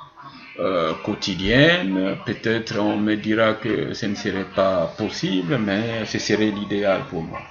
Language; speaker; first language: French; non-native, local second language; Swahili